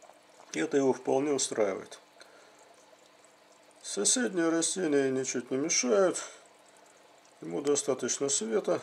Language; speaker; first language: Russian; native; Russian